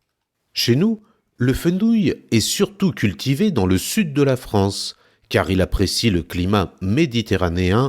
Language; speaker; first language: French; native; French